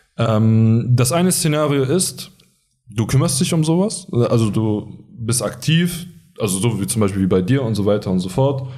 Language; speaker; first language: German; early bilingual, other home language; Arabic